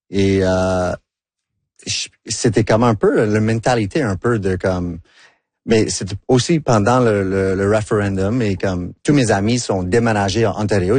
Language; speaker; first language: French; non-native, local second language; English